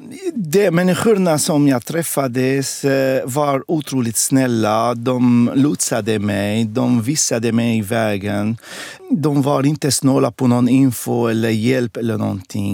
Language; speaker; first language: Swedish; non-native, fluent; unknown